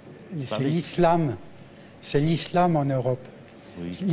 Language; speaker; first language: French; native; French